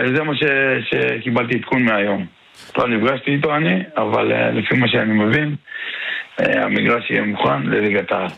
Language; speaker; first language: Hebrew; non-native, local second language; Arabic